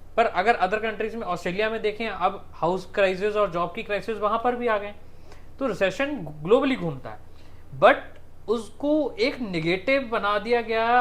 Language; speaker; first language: Hindi; non-native, local second language; Punjabi